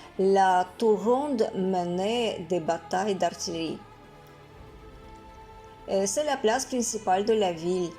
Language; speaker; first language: French; non-native, fluent; Russian